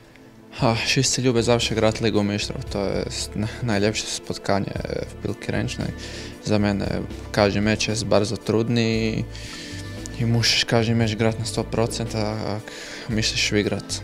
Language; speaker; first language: Polish; non-native, learner; Croatian